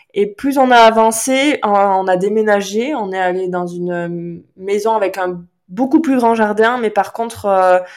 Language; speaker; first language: French; native; French